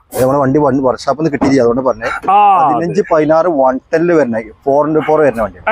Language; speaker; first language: Malayalam; native; Malayalam